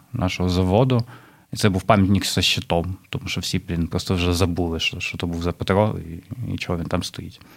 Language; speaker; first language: Ukrainian; non-native, local second language; Russian